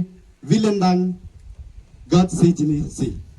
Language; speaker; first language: German; non-native, learner; Khasi